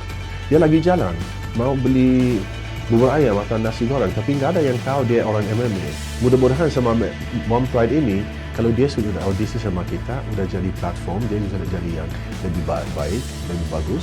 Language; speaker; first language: Indonesian; non-native, fluent; English